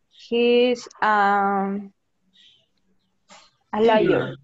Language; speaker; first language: English; non-native, learner; Spanish